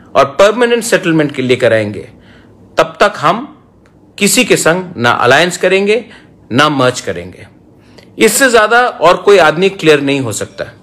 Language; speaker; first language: Hindi; non-native, local second language; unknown